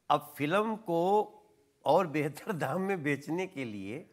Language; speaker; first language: Hindi; native; Hindi